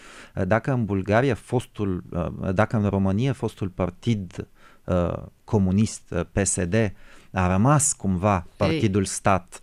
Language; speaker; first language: Romanian; non-native, fluent; Bulgarian